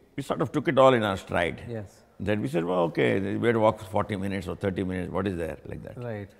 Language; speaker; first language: English; non-native, local second language; Tamil